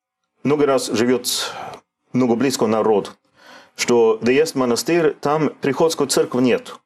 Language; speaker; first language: Russian; non-native, learner; Swedish